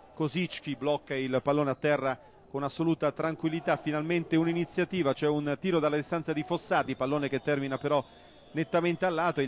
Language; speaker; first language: Italian; native; Italian